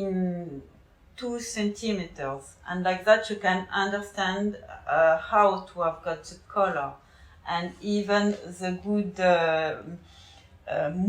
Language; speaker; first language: English; non-native, learner; French